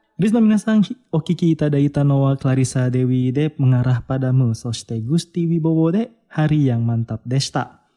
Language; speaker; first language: Japanese; non-native, fluent; Indonesian